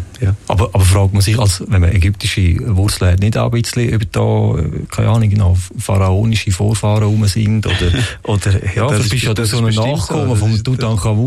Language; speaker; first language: German; native; German